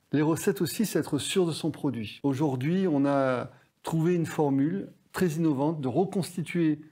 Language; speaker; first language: French; native; French